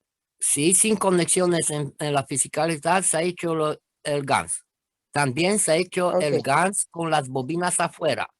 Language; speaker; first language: Spanish; non-native, fluent; Romanian